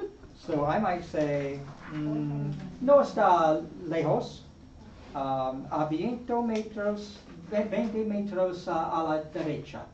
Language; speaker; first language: Spanish; non-native, fluent; English